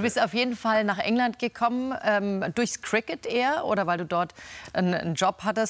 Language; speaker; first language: German; native; German